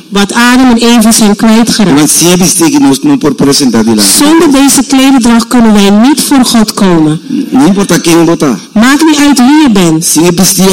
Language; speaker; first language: Dutch; non-native, local second language; Papiamento